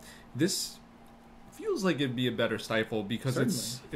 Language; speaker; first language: English; native; English